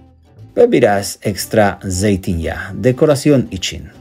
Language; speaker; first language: Turkish; non-native, learner; Spanish